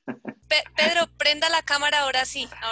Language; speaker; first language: Spanish; native; Spanish